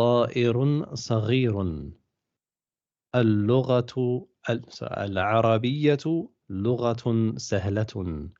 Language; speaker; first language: Arabic; non-native, fluent; English